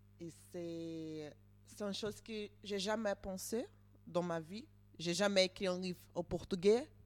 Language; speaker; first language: French; non-native, learner; Portuguese